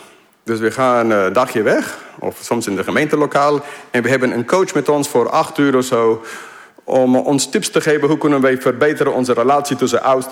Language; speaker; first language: Dutch; non-native, fluent; English